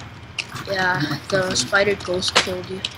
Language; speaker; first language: English; native; English